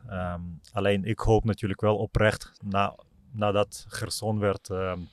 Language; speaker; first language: Dutch; non-native, fluent; Ukrainian